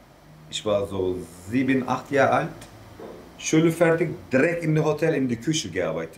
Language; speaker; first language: German; non-native, learner; Turkish